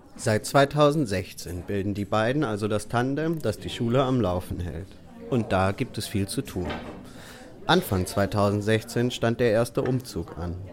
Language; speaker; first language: German; native; German